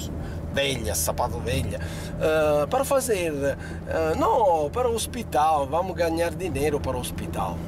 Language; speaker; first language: Portuguese; non-native, fluent; Italian